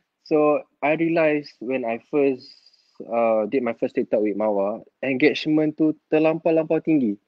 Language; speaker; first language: English; non-native, local second language; Malay